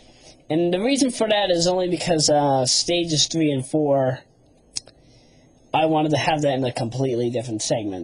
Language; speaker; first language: English; native; English